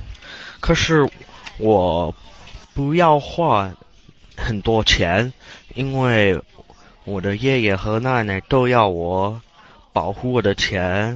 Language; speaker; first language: Chinese; non-native, learner; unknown